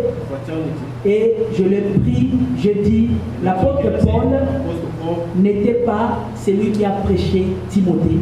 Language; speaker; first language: French; non-native, local second language; Lingala